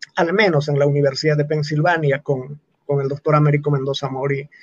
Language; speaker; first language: Spanish; non-native, local second language; Quechua